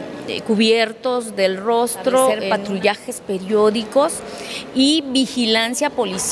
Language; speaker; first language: Spanish; native; Spanish